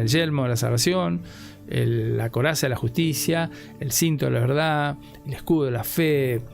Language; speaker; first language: Spanish; native; Spanish